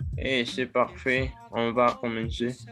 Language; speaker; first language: French; non-native, learner; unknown